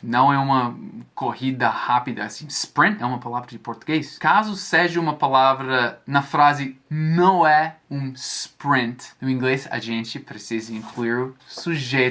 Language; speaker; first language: Portuguese; non-native, fluent; English